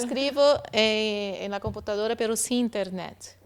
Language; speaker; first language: Spanish; non-native, learner; Portuguese